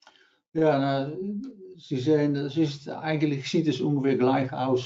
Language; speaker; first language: German; non-native, learner; Dutch